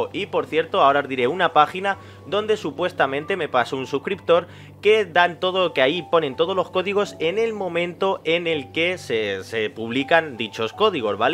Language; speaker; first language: Spanish; native; Spanish